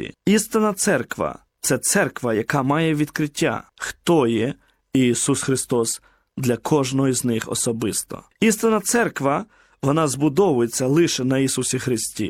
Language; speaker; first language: Ukrainian; native; Ukrainian